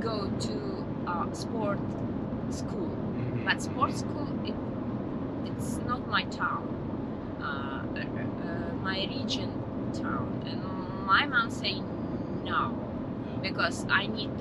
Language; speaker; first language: English; non-native, learner; Russian